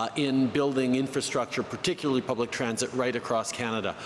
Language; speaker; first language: English; early bilingual, other home language; French